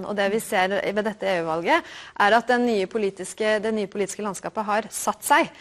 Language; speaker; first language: Norwegian; native; Norwegian